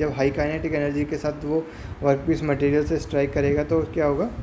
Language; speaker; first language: Hindi; native; Hindi